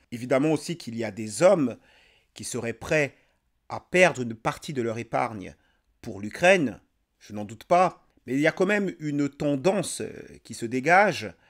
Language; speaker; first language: French; native; French